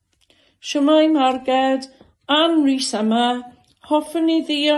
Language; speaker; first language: Welsh; non-native, learner; English